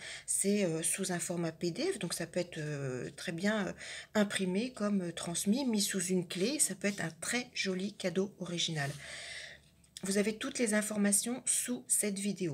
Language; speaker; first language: French; native; French